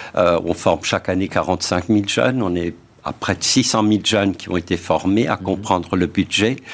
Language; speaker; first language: French; native; French